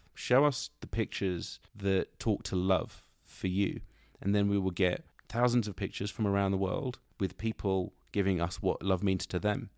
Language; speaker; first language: English; native; English